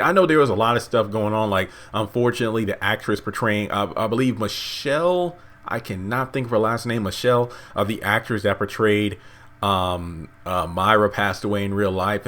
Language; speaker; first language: English; native; English